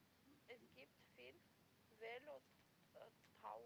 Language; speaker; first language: German; non-native, learner; Macedonian